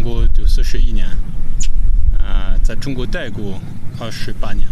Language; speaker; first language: Chinese; non-native, fluent; French